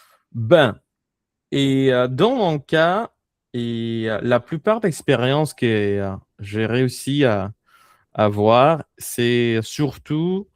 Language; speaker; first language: French; non-native, fluent; Spanish